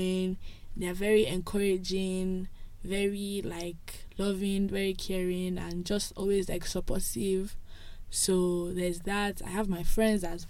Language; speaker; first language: English; non-native, local second language; Yoruba